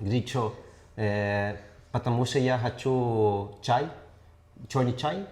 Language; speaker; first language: Russian; non-native, learner; Portuguese